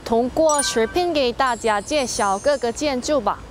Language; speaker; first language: Chinese; non-native, learner; Korean